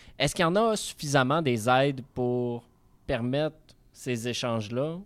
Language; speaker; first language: French; native; French